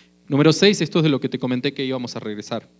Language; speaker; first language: Spanish; native; Spanish